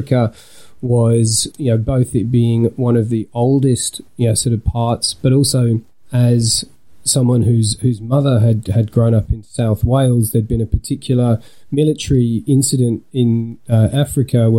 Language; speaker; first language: English; native; English